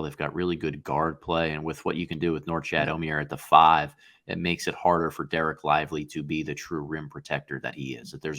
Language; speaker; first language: English; native; English